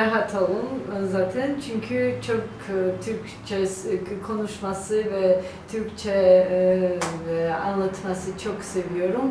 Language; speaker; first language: Turkish; non-native, learner; Georgian